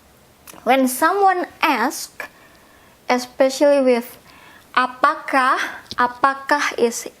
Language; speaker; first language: English; non-native, fluent; Indonesian